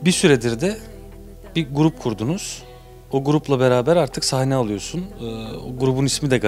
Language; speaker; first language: Turkish; native; Turkish